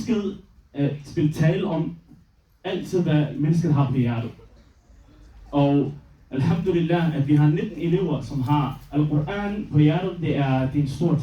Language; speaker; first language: Danish; early bilingual, other home language; Somali